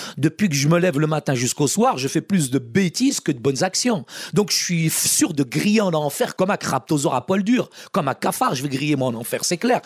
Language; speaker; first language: French; early bilingual, other home language; Arabic